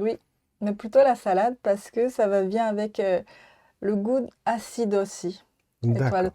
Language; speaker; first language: French; non-native, learner; Japanese